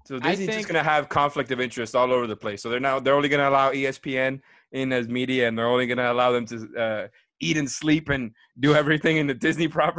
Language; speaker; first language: English; native; English